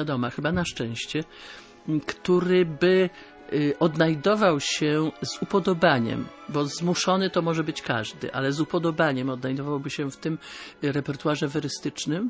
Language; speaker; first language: Polish; native; Polish